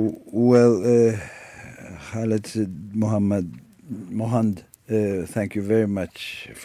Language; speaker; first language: English; non-native, fluent; Turkish